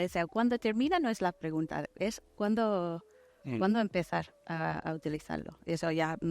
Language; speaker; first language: Spanish; non-native, fluent; English